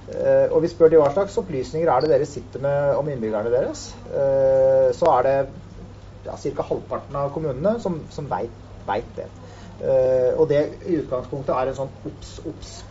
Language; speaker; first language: Norwegian; native; Norwegian